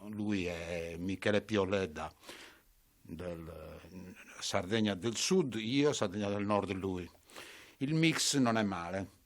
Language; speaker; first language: Italian; native; Italian